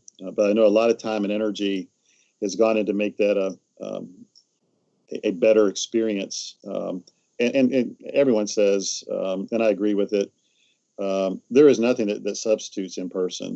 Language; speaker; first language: English; native; English